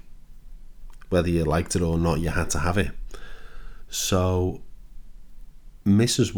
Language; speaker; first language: English; native; English